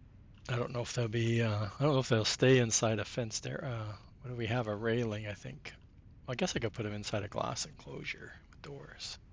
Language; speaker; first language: English; native; English